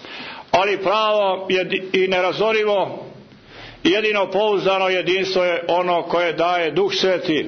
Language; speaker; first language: Croatian; native; Croatian